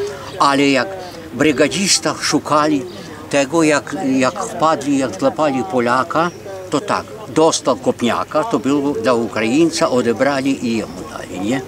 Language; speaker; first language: Polish; early bilingual, heritage; Polish